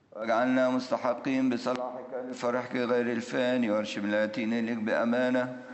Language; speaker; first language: Arabic; native; Arabic